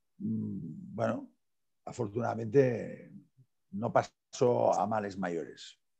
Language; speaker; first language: Spanish; non-native, local second language; Catalan